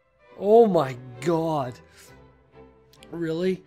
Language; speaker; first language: English; native; English